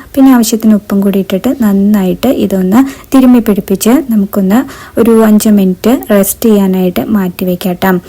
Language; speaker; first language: Malayalam; native; Malayalam